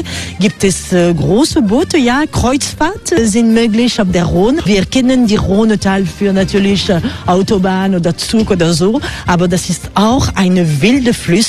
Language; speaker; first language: German; non-native, fluent; French